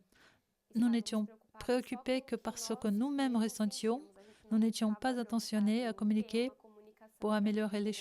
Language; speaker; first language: French; non-native, fluent; Portuguese